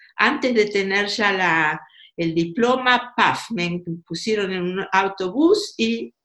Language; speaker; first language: Spanish; native; Spanish